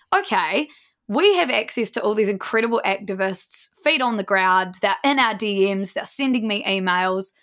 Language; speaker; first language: English; native; English